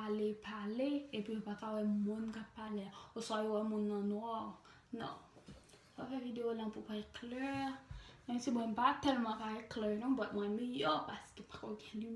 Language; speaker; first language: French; non-native, learner; Haitian Creole